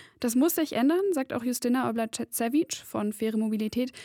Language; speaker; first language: German; native; German